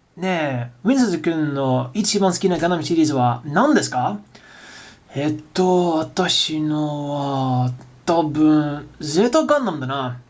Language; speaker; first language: Japanese; non-native, learner; English